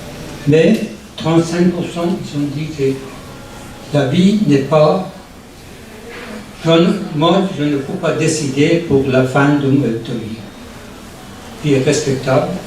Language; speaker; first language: French; non-native, learner; Persian